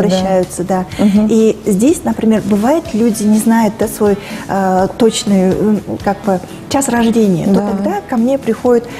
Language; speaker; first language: Russian; native; Russian